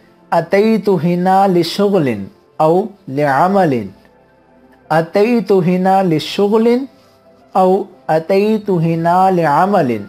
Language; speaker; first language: Arabic; non-native, fluent; Urdu